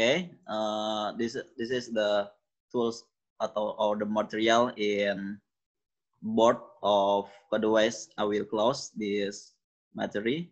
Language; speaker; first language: English; non-native, learner; Indonesian